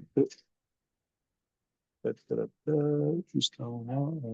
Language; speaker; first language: French; non-native, fluent; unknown